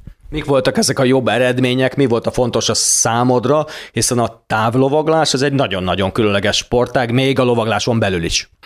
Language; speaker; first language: Hungarian; native; Hungarian